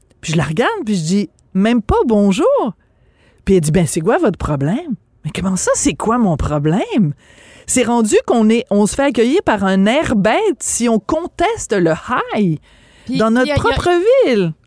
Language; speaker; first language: French; native; French